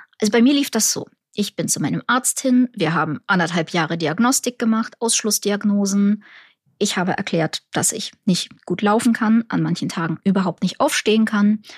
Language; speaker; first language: German; early bilingual, other home language; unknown